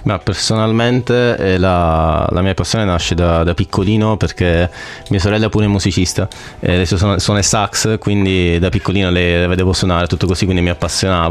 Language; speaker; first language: Italian; native; Italian